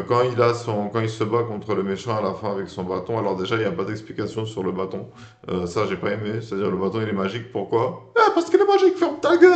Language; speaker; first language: French; native; French